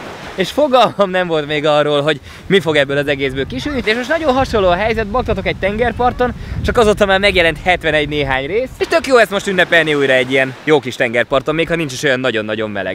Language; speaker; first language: Hungarian; native; Hungarian